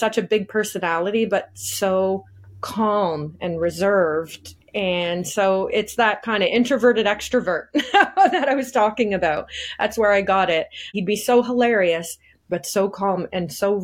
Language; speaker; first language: English; native; English